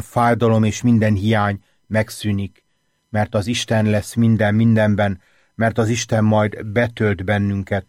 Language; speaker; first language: Hungarian; native; Hungarian